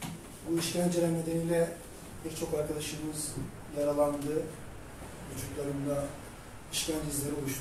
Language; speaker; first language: Turkish; native; Turkish